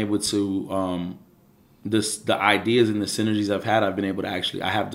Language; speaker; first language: English; native; English